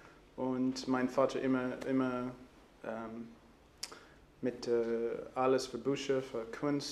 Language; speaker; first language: German; non-native, learner; English